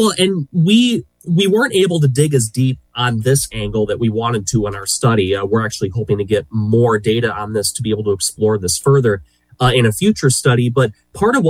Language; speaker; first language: English; native; English